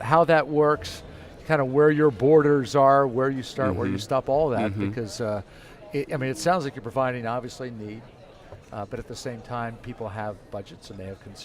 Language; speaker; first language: English; native; English